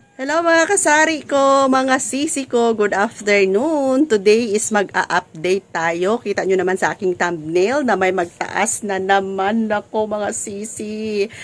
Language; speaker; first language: Filipino; non-native, local second language; Cebuano